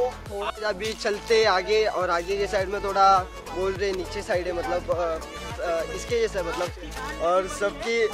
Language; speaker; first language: Hindi; non-native, local second language; Marathi